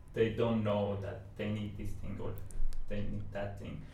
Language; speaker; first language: English; non-native, fluent; Persian